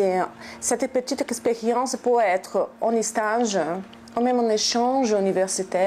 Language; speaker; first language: French; non-native, fluent; Portuguese